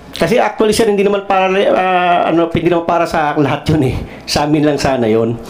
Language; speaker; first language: Filipino; non-native, local second language; Cebuano